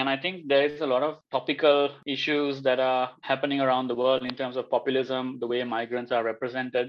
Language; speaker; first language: English; non-native, local second language; Sinhala